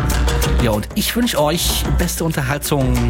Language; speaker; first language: German; native; German